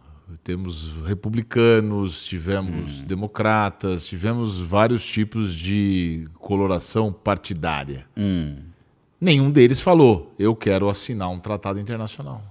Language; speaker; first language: Portuguese; native; Portuguese